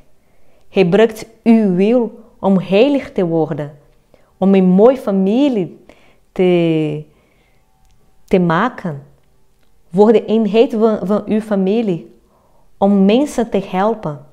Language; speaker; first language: Dutch; non-native, fluent; Portuguese